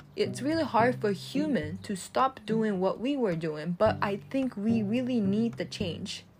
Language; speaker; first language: English; non-native, fluent; Japanese